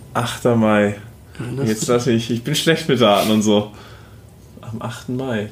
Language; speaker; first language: German; native; German